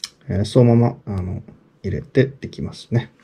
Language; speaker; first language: Japanese; non-native, fluent; English